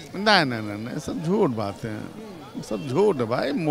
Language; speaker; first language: Hindi; native; Hindi